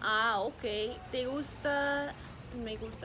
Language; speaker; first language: Spanish; non-native, learner; English